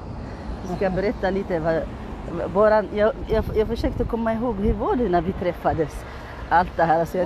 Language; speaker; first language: Swedish; non-native, learner; Tigrinya